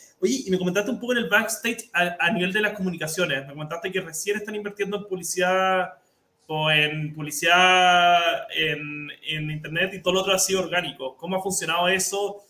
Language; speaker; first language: Spanish; native; Spanish